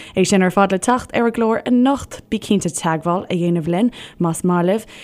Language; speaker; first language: Irish; native; Irish